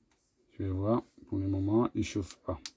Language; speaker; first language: French; native; French